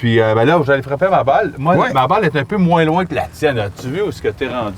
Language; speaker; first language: French; native; French